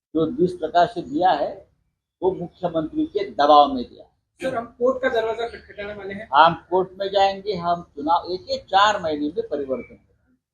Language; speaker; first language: Hindi; non-native, local second language; Marathi